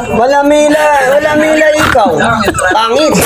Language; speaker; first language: Filipino; non-native, local second language; Cebuano